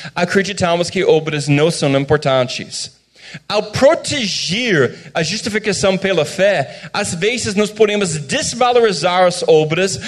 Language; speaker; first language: Portuguese; non-native, fluent; English